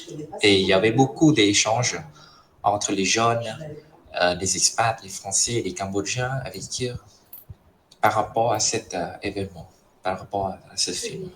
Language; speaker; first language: French; non-native, fluent; Khmer